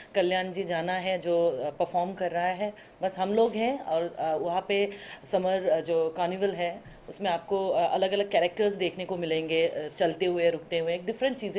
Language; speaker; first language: Hindi; non-native, local second language; Assamese